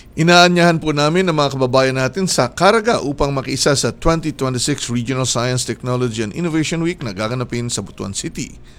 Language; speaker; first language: Filipino; native; Filipino